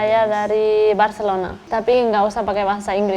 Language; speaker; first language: Indonesian; non-native, fluent; Spanish